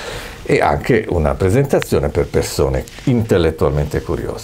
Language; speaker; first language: Italian; native; Italian